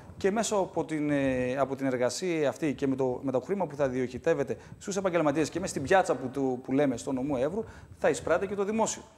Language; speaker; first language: Greek; native; Greek